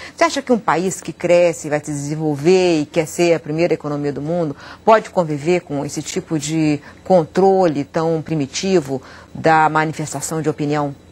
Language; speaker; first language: Portuguese; native; Portuguese